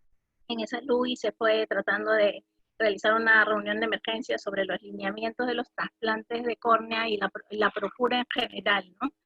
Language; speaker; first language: Spanish; native; Spanish